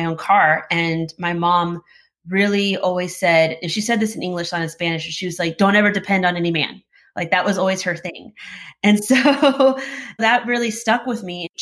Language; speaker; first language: English; native; English